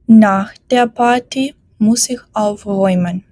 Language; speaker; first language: German; non-native, fluent; Ukrainian